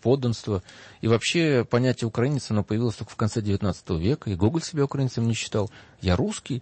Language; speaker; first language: Russian; native; Russian